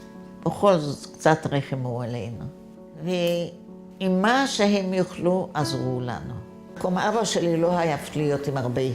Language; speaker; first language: Hebrew; non-native, fluent; Yiddish